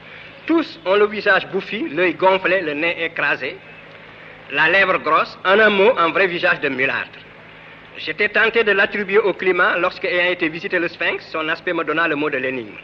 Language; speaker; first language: French; non-native, local second language; Wolof